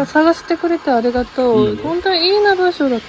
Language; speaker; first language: Japanese; non-native, learner; Korean